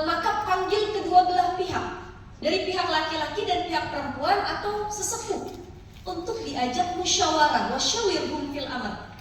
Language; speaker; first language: Indonesian; native; Indonesian